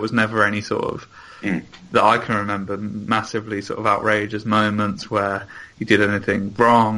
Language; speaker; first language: English; native; English